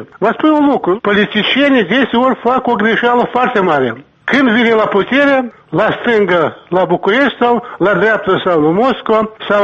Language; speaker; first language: Romanian; non-native, local second language; Gagauz